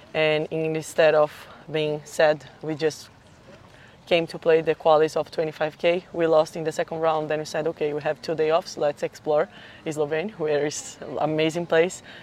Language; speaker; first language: English; non-native, fluent; Portuguese